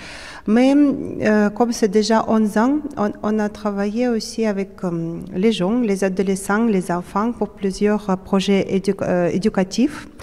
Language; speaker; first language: French; non-native, fluent; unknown